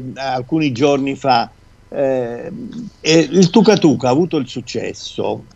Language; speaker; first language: Italian; native; Italian